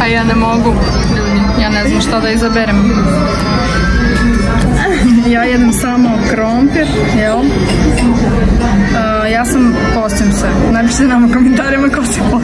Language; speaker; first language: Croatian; non-native, fluent; Russian